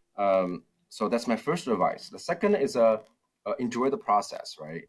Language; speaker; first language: English; non-native, fluent; Chinese